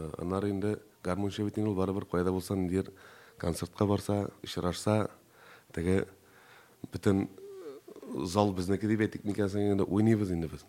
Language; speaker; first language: Tatar; native; Tatar